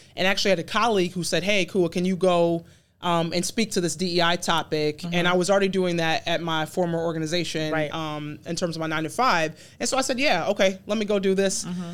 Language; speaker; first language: English; early bilingual, other home language; Akan